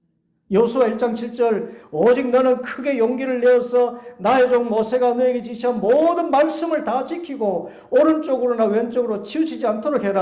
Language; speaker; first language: Korean; native; Korean